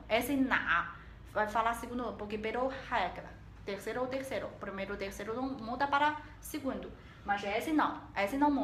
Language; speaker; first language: Portuguese; non-native, learner; Chinese